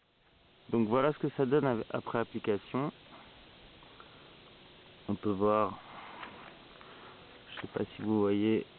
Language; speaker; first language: French; native; French